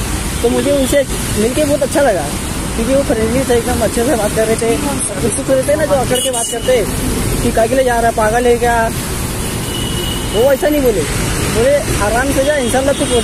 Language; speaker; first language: Hindi; native; Hindi